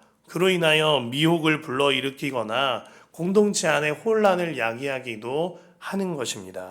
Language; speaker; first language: Korean; native; Korean